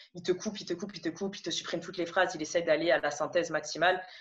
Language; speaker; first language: French; native; French